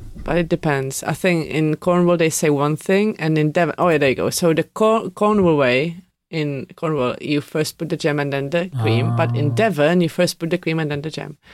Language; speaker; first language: English; non-native, fluent; Czech